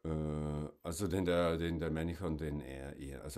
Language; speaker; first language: Swedish; non-native, fluent; German